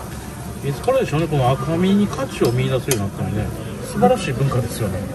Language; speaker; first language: Japanese; native; Japanese